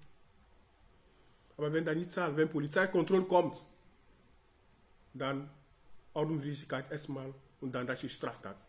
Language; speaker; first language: German; non-native, learner; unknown